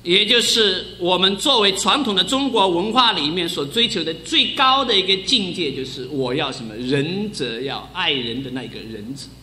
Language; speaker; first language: Chinese; native; Chinese